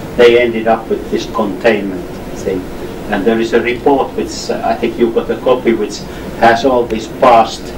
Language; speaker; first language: English; non-native, fluent; Finnish